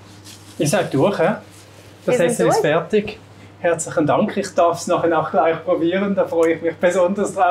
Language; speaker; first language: German; native; German